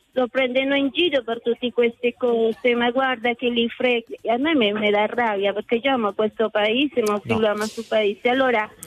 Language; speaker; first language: Italian; non-native, learner; Spanish